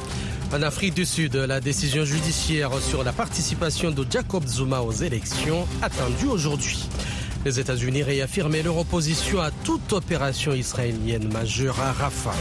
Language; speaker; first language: French; non-native, local second language; Rundi